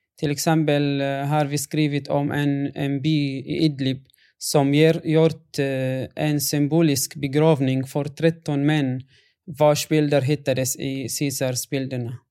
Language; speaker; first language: Swedish; non-native, fluent; Arabic